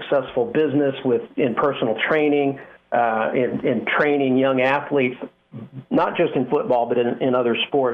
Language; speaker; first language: English; native; English